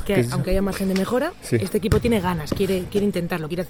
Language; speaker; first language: Spanish; native; Spanish